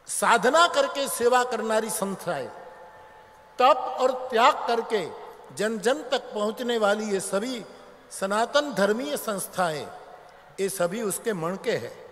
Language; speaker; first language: Hindi; non-native, local second language; Gujarati